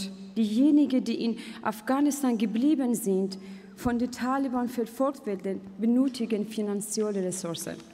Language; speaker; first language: German; non-native, fluent; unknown